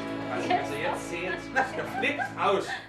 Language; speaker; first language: German; native; German